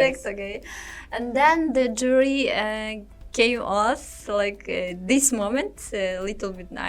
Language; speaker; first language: English; non-native, learner; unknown